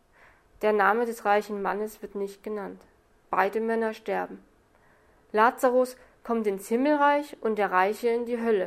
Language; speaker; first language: German; native; German